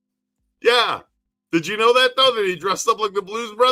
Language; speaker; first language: English; native; English